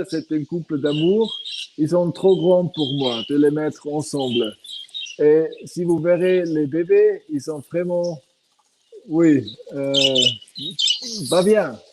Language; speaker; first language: French; non-native, fluent; Swiss German